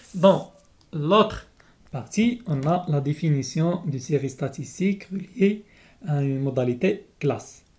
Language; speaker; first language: French; non-native, local second language; Arabic